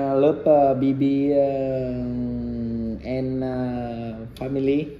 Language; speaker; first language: English; non-native, learner; Vietnamese